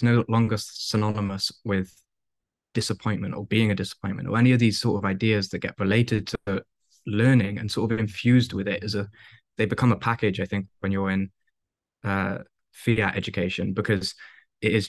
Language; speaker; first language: English; native; English